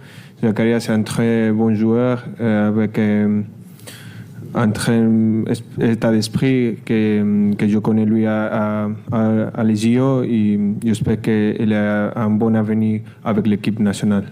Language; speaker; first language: French; non-native, learner; Spanish